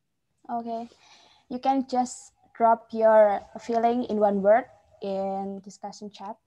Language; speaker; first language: English; non-native, fluent; Indonesian